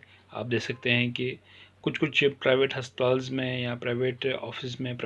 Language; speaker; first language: Hindi; non-native, local second language; Kashmiri